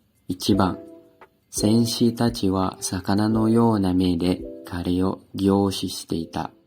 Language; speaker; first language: Japanese; non-native, learner; Indonesian